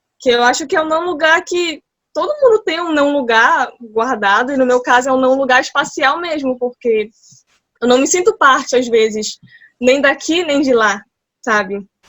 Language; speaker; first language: Portuguese; early bilingual, heritage; Portuguese